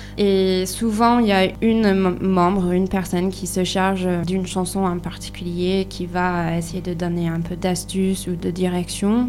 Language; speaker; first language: French; non-native, fluent; English